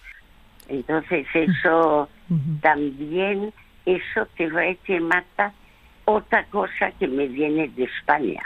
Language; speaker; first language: Spanish; early bilingual, other home language; French